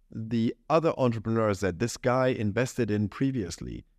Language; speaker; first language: English; non-native, fluent; German